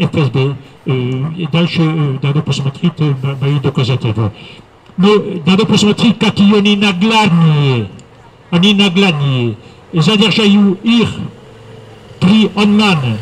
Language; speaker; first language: Russian; non-native, fluent; French